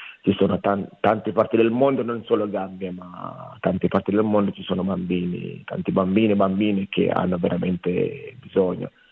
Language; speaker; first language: Italian; non-native, fluent; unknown